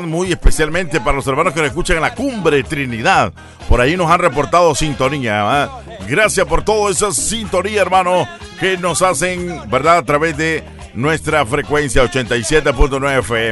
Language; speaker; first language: Spanish; native; Spanish